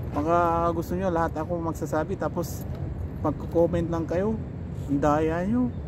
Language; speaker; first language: Filipino; non-native, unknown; Persian